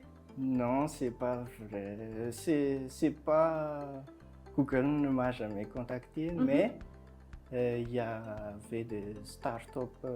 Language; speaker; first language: French; non-native, local second language; Malagasy